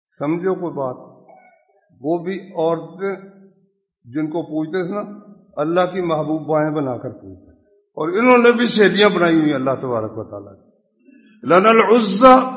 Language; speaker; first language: Urdu; non-native, local second language; Punjabi